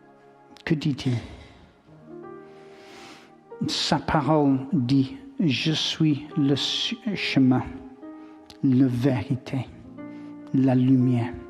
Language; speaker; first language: French; non-native, learner; English